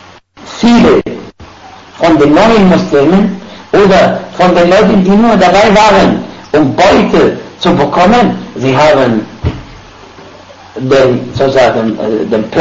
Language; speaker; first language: German; non-native, fluent; Arabic